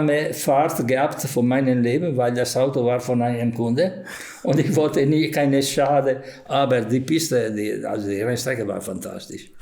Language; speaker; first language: German; non-native, fluent; Italian